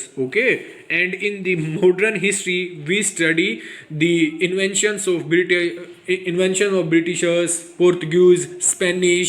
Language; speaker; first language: English; non-native, local second language; Hindi